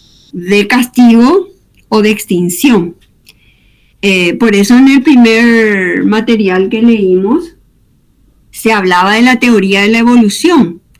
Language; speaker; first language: Spanish; native; Spanish